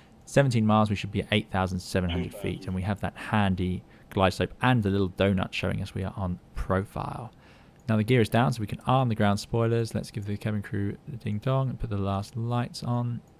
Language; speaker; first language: English; native; English